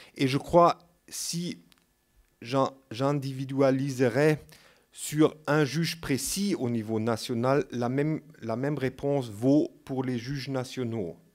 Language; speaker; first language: French; non-native, fluent; German